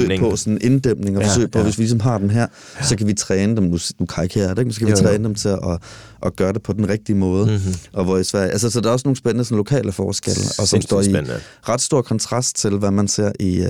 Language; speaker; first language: Danish; native; Danish